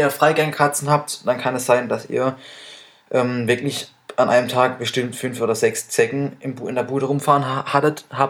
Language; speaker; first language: German; native; German